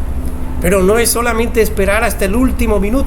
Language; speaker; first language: Spanish; native; Spanish